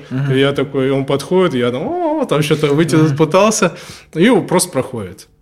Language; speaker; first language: Russian; native; Russian